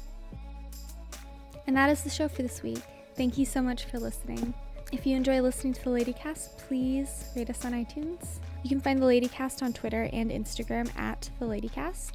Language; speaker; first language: English; native; English